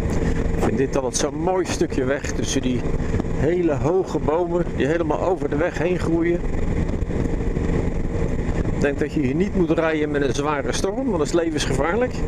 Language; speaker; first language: Dutch; native; Dutch